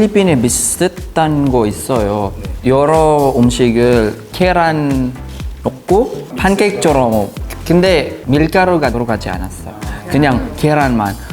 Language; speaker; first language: Korean; non-native, fluent; Filipino